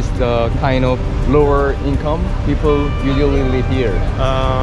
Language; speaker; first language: English; non-native, learner; Korean